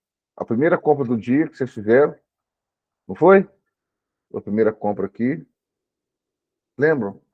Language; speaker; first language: Portuguese; native; Portuguese